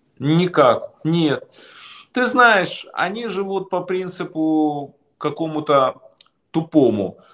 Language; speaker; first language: Russian; native; Russian